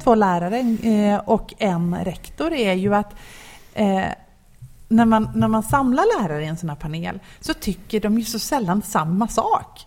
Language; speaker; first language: Swedish; native; Swedish